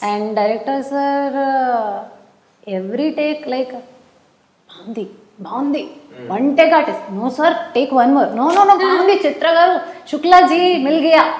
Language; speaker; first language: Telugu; non-native, learner; Hindi